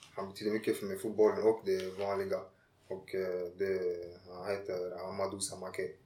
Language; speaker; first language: Swedish; early bilingual, other home language; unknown